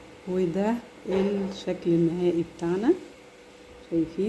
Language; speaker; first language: Arabic; native; Arabic